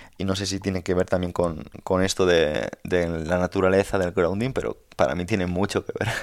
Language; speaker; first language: Spanish; native; Spanish